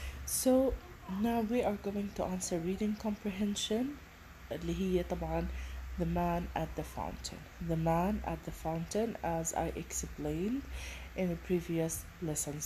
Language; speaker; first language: English; non-native, fluent; Arabic